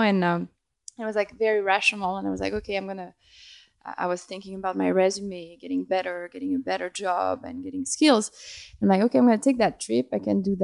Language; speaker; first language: English; non-native, fluent; French